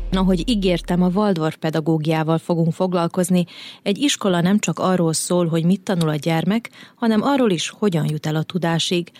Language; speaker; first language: Hungarian; native; Hungarian